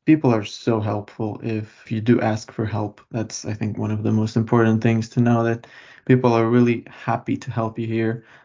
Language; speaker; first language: English; non-native, fluent; Lithuanian